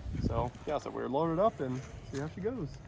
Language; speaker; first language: English; native; English